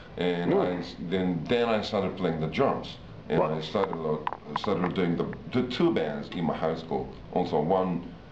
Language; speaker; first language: English; non-native, fluent; Japanese